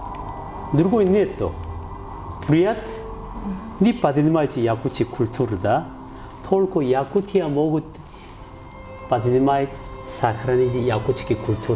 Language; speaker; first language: Russian; non-native, learner; Korean